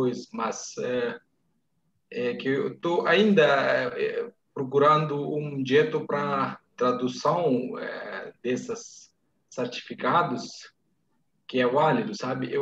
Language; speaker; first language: Portuguese; non-native, fluent; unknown